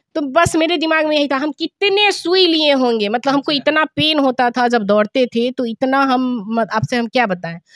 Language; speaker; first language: Hindi; native; Hindi